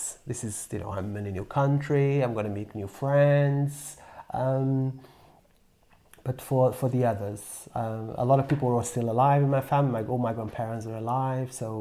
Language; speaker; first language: English; non-native, fluent; Portuguese